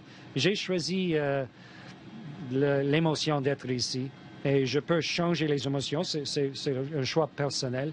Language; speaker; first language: French; non-native, fluent; English